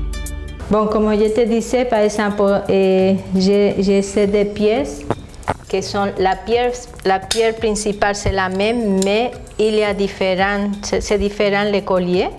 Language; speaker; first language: French; non-native, fluent; Spanish